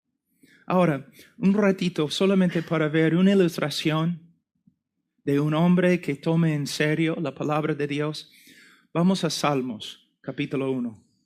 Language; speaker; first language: Spanish; non-native, fluent; English